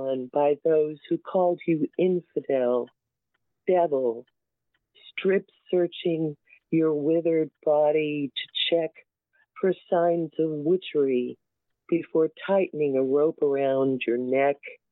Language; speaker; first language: English; native; English